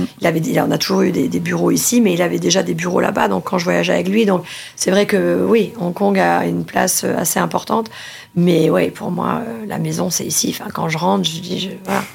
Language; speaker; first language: French; early bilingual, other home language; Italian